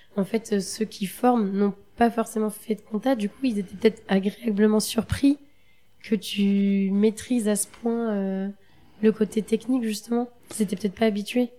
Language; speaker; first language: French; native; French